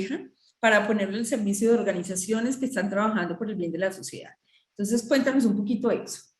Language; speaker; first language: Spanish; native; Spanish